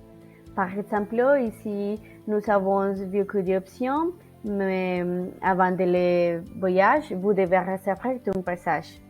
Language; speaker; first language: French; non-native, learner; Spanish